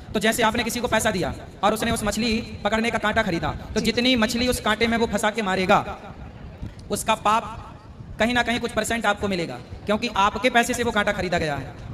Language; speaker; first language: Hindi; native; Hindi